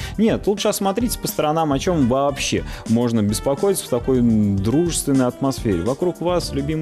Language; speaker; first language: Russian; native; Russian